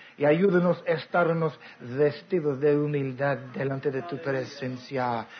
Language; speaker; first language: Spanish; non-native, fluent; English